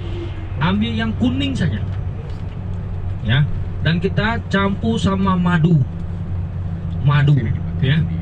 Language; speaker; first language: Indonesian; non-native, learner; Vietnamese